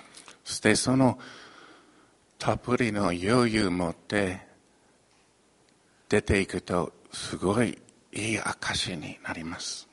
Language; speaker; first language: Japanese; non-native, fluent; English